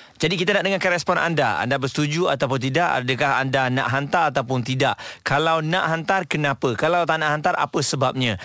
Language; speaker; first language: Malay; native; Malay